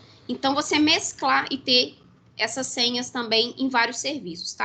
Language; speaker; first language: Portuguese; native; Portuguese